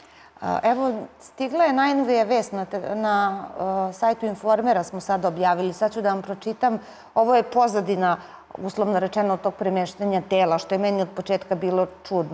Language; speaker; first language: Serbian; native; Serbian